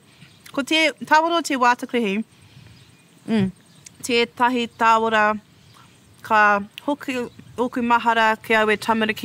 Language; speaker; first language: Māori; non-native, local second language; English